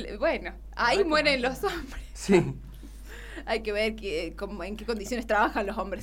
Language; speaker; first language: Spanish; native; Spanish